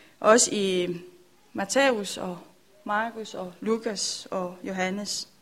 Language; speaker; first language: Danish; non-native, learner; Romanian